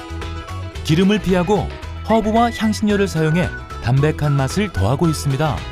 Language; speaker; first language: Korean; native; Korean